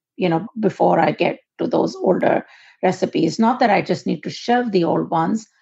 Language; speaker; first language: English; non-native, local second language; Urdu